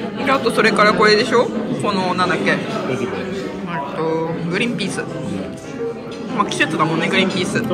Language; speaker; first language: Japanese; native; Japanese